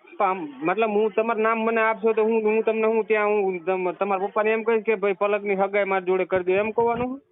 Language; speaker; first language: Gujarati; native; Gujarati